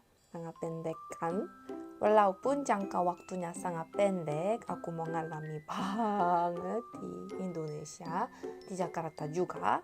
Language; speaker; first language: Indonesian; non-native, learner; Korean